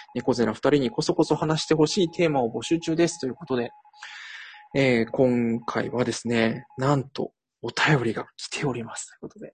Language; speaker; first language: Japanese; native; Japanese